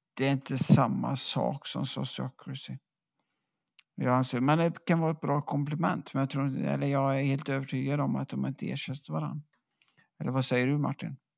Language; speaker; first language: Swedish; native; Swedish